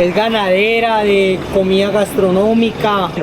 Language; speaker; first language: Spanish; native; Spanish